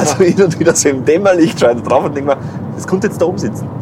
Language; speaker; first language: German; native; German